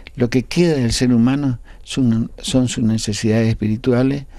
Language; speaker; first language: Spanish; native; Spanish